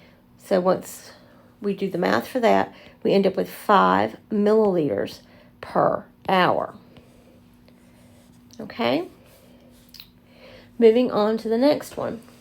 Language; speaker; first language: English; native; English